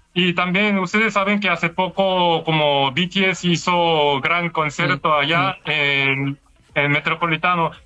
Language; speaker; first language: Spanish; non-native, learner; Korean